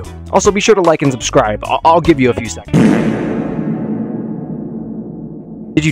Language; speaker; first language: English; native; English